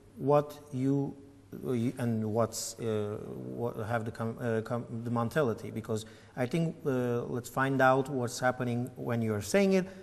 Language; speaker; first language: English; non-native, fluent; Turkish